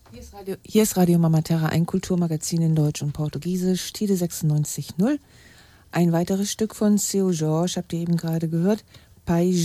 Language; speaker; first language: German; native; German